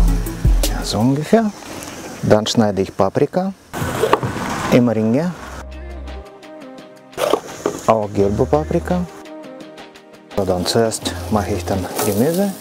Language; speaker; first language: German; non-native, learner; Russian